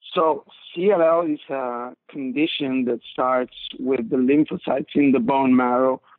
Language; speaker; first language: English; non-native, fluent; Spanish